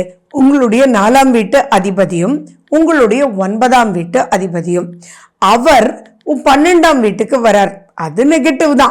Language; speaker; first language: Tamil; native; Tamil